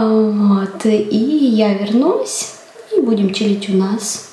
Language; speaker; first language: Russian; native; Russian